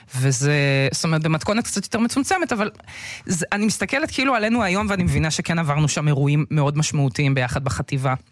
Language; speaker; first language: Hebrew; early bilingual, other home language; Russian